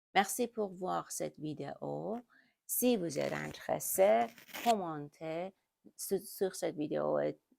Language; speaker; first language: French; non-native, learner; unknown